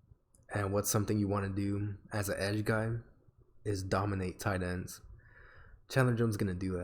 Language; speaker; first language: English; native; English